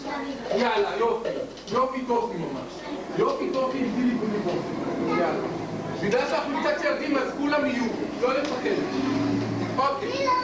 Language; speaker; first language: Hebrew; native; Hebrew